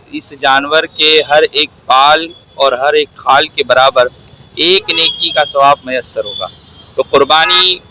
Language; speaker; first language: Urdu; native; Urdu